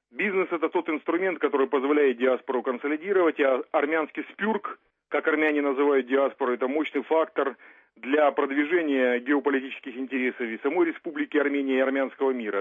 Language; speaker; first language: Russian; native; Russian